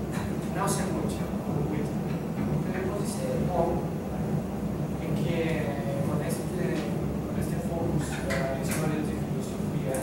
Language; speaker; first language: Portuguese; non-native, learner; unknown